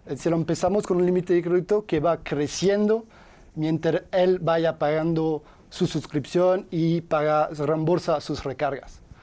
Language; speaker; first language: Spanish; non-native, fluent; French